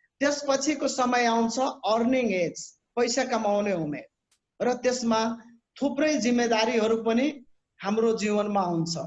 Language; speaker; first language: Nepali; non-native, local second language; Bhojpuri